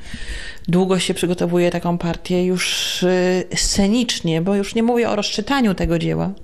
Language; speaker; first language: Polish; native; Polish